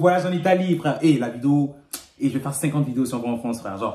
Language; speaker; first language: French; native; French